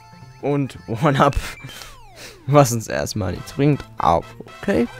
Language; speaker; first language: German; native; German